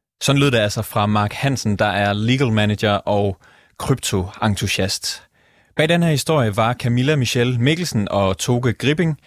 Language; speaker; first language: Danish; native; Danish